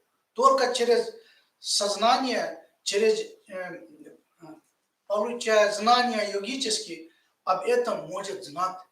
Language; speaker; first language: Russian; non-native, fluent; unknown